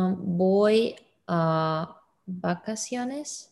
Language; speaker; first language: Spanish; non-native, learner; English